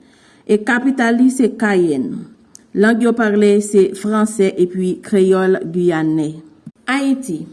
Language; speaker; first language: French; non-native, learner; Haitian Creole